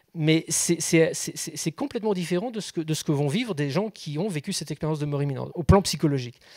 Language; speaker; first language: French; native; French